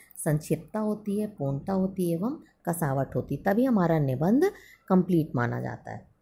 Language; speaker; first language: Hindi; native; Hindi